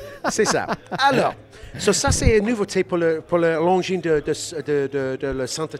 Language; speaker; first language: French; non-native, learner; English